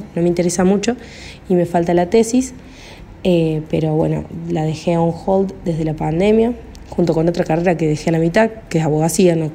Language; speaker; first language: Spanish; native; Spanish